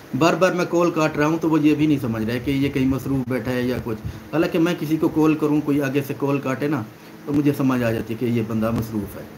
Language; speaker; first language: Urdu; native; Urdu